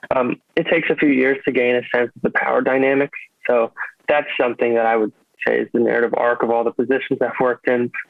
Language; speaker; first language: English; native; English